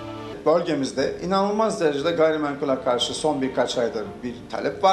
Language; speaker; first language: Turkish; native; Turkish